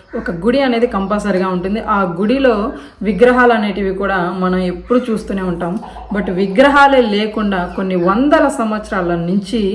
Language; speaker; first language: Telugu; native; Telugu